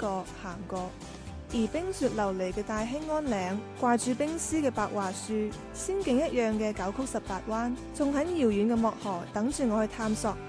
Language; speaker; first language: Chinese; native; Chinese